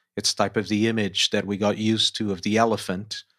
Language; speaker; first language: English; non-native, fluent; Portuguese